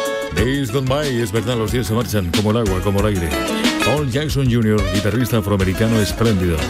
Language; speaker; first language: Spanish; native; Spanish